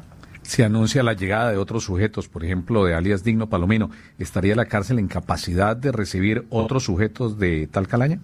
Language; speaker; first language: Spanish; native; Spanish